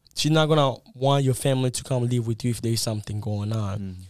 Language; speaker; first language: English; non-native, fluent; Lingala